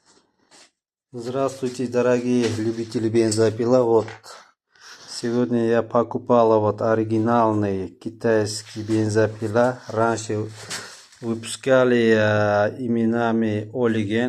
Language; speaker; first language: Russian; non-native, local second language; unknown